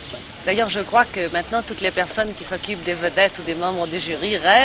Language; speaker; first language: French; native; French